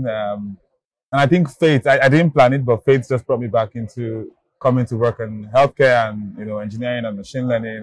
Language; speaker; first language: English; non-native, local second language; Igbo